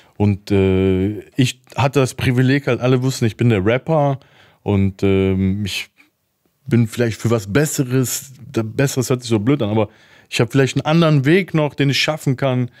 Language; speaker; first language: German; early bilingual, other home language; Turkish